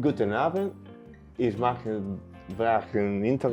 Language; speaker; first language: German; non-native, learner; Spanish